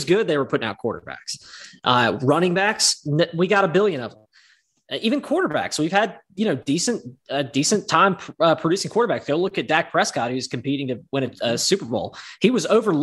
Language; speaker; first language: English; native; English